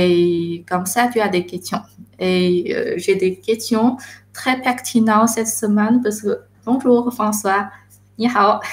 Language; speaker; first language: French; non-native, fluent; Chinese